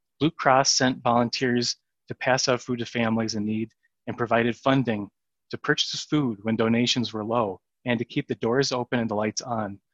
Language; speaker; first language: English; native; English